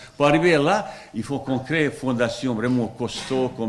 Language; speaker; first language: French; non-native, fluent; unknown